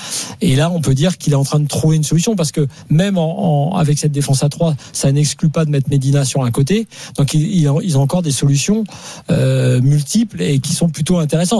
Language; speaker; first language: French; native; French